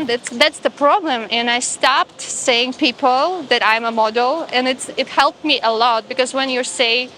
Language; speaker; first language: English; non-native, fluent; Russian